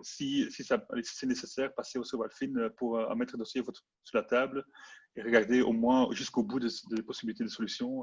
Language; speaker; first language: French; non-native, local second language; Dutch